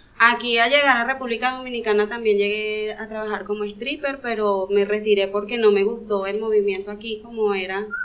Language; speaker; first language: Spanish; native; Spanish